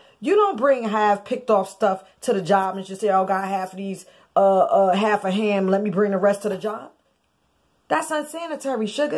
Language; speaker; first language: English; native; English